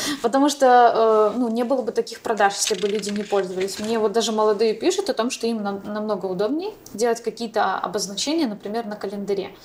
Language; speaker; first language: Russian; non-native, local second language; Crimean Tatar